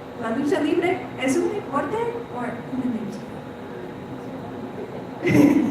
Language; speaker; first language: Spanish; non-native, fluent; English